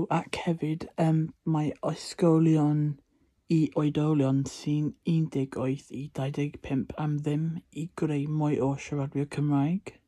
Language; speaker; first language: Welsh; non-native, local second language; English